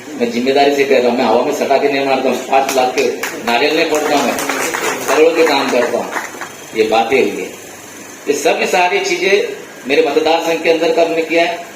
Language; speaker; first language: Hindi; non-native, local second language; Marathi